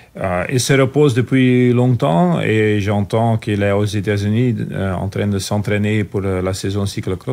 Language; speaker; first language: French; non-native, local second language; Dutch